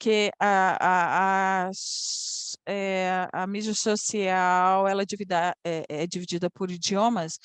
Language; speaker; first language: Portuguese; non-native, fluent; Polish